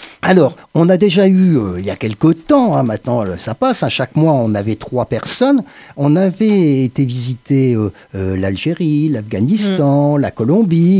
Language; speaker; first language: French; native; French